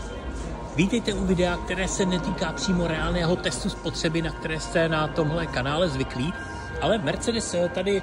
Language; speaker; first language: Czech; native; Czech